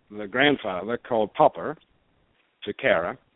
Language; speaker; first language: English; native; English